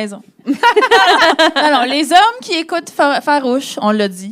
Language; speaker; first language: French; native; French